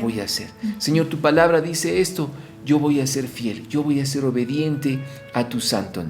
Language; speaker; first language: Spanish; native; Spanish